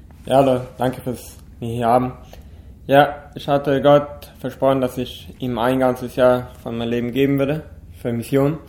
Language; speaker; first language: German; non-native, local second language; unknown